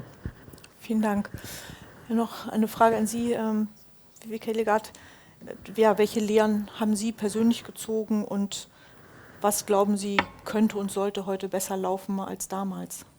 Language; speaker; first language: German; native; German